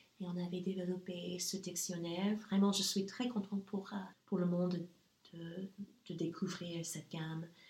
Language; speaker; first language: French; non-native, fluent; English